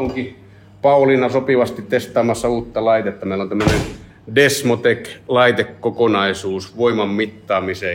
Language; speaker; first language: Finnish; native; Finnish